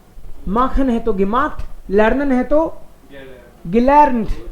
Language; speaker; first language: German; non-native, fluent; Hindi